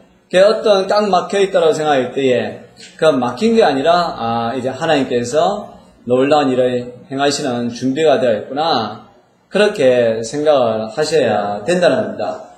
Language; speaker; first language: Korean; native; Korean